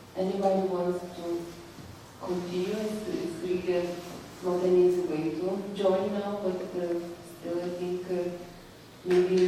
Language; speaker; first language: English; non-native, fluent; Lithuanian